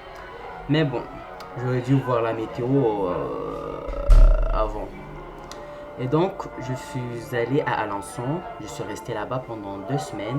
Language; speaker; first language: French; non-native, local second language; Comorian